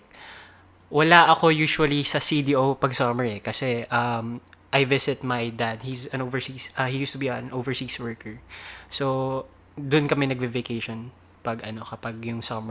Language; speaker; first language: English; non-native, local second language; Cebuano